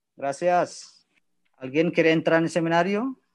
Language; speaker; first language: Spanish; non-native, learner; Indonesian